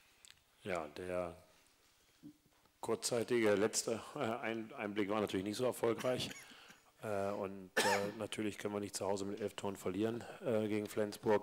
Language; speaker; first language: German; native; German